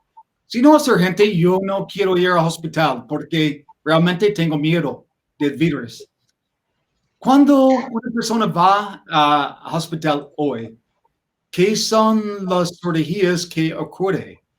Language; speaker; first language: Spanish; non-native, learner; English